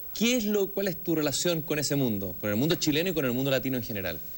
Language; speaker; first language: Spanish; native; Spanish